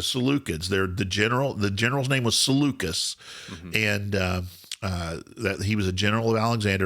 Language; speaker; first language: English; native; English